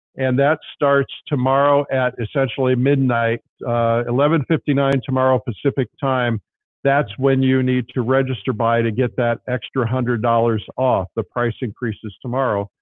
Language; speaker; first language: English; native; English